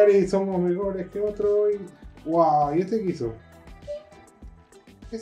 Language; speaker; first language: Spanish; native; Spanish